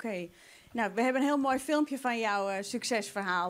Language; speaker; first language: Dutch; non-native, local second language; Western Frisian